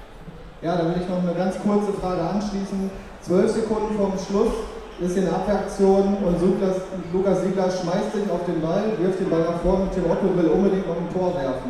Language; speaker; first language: German; native; German